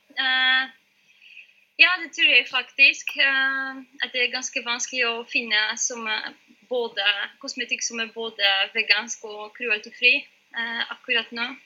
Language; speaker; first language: Norwegian; non-native, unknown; Polish